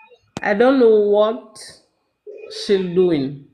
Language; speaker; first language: English; non-native, learner; French